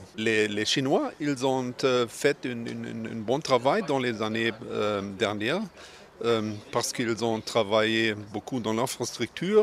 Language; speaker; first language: French; non-native, fluent; German